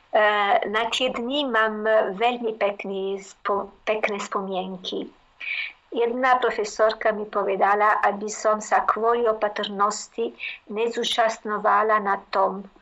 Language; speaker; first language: Slovak; non-native, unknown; Italian